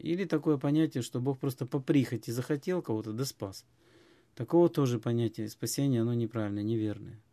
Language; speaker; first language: Russian; native; Russian